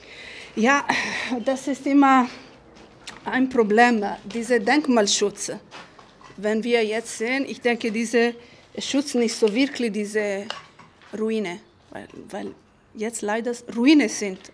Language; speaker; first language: German; non-native, fluent; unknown